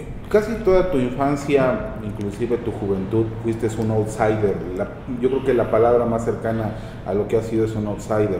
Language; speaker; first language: Spanish; native; Spanish